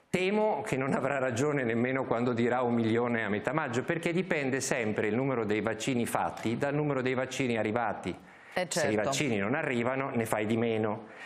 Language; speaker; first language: Italian; native; Italian